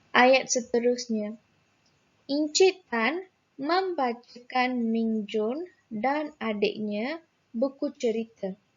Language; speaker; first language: Malay; non-native, local second language; Tamil